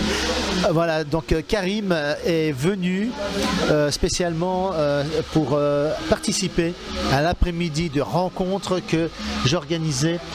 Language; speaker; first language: French; native; French